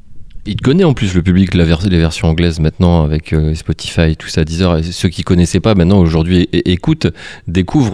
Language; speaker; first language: French; native; French